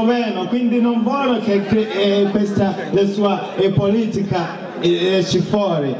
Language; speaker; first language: Italian; non-native, learner; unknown